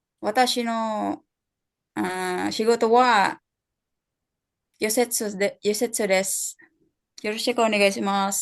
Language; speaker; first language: Japanese; non-native, learner; Filipino